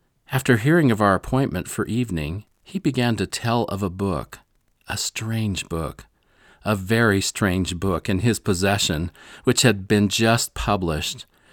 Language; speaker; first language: English; native; English